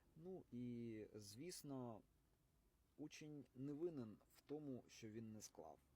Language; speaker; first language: Ukrainian; non-native, local second language; Russian